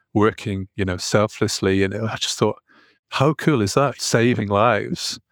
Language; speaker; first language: English; native; English